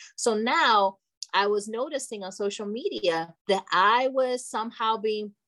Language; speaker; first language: English; early bilingual, other home language; Portuguese